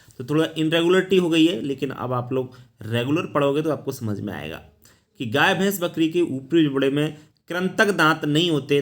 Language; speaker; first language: Hindi; native; Hindi